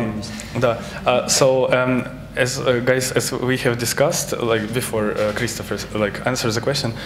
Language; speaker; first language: English; non-native, fluent; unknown